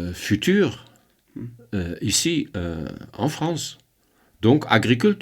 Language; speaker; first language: French; non-native, fluent; Dutch